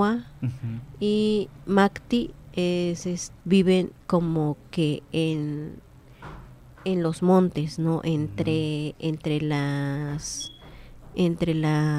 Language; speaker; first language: Spanish; non-native, local second language; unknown